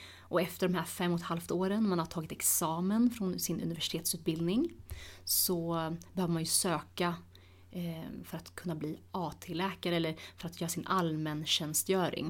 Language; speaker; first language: Swedish; early bilingual, other home language; Tigrinya